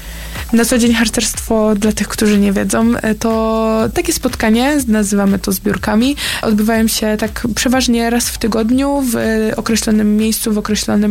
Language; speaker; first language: Polish; native; Polish